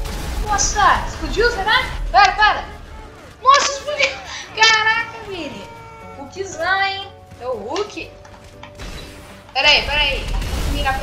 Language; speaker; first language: Portuguese; native; Portuguese